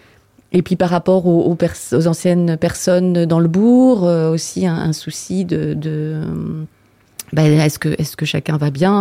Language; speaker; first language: French; native; French